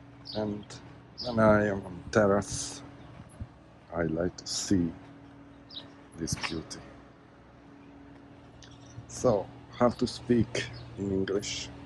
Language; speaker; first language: English; non-native, learner; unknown